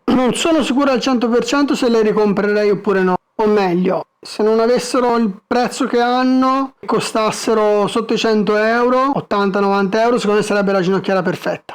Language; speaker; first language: Italian; native; Italian